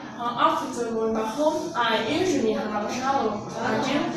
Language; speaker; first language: English; non-native, learner; Vietnamese